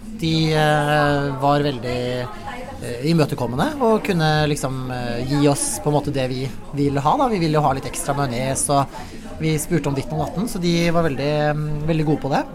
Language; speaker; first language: Norwegian; native; Norwegian